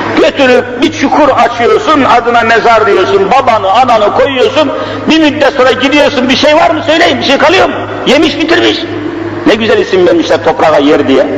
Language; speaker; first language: Turkish; native; Turkish